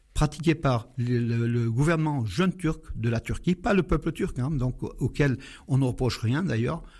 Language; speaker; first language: French; non-native, fluent; Armenian